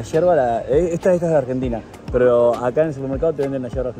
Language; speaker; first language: Spanish; native; Spanish